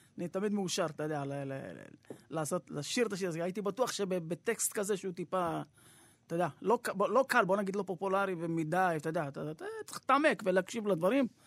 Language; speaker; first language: Hebrew; native; Hebrew